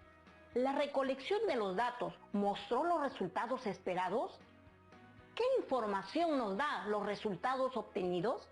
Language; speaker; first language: Spanish; native; Spanish